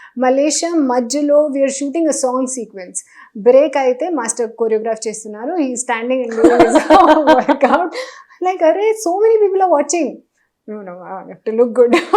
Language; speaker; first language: Telugu; non-native, learner; Hindi